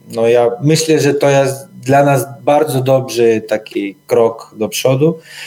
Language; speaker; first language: Polish; non-native, learner; Ukrainian